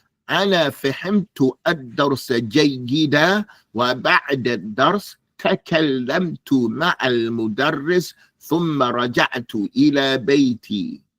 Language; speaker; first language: Arabic; non-native, fluent; English